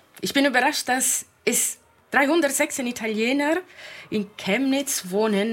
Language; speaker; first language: German; non-native, fluent; Italian